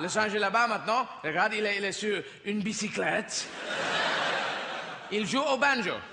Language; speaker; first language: French; non-native, fluent; English